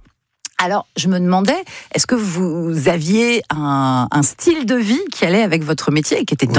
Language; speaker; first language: French; native; French